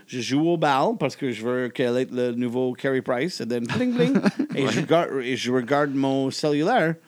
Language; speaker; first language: French; non-native, learner; English